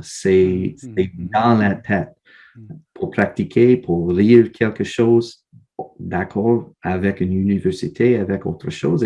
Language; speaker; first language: French; non-native, learner; English